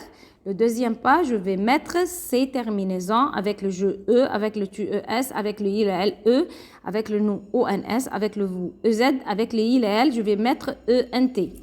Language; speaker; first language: French; non-native, fluent; Arabic